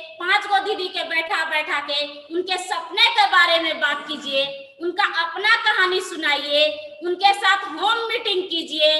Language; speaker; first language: Hindi; non-native, local second language; Bhojpuri